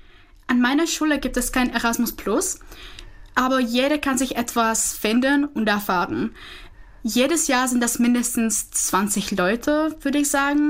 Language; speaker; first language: German; non-native, fluent; Czech